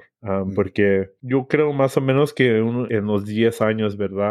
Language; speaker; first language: Spanish; early bilingual, heritage; English